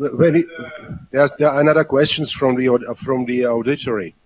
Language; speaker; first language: English; non-native, fluent; Czech